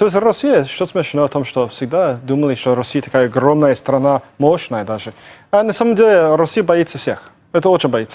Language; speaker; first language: Russian; non-native, fluent; English